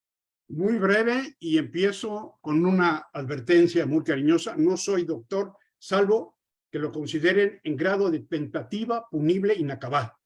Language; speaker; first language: Spanish; native; Spanish